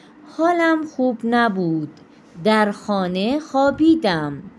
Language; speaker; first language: Persian; non-native, fluent; Urdu